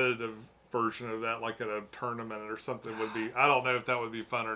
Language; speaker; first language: English; native; English